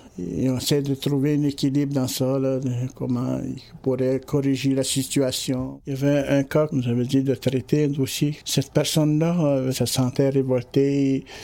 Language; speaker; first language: French; non-native, local second language; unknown